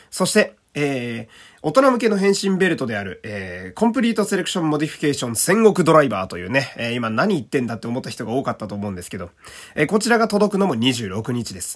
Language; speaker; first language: Japanese; native; Japanese